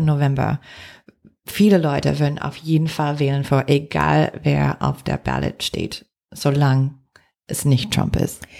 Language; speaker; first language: German; non-native, fluent; English